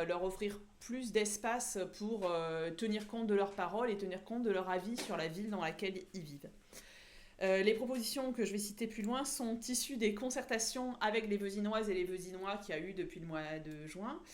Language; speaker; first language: French; native; French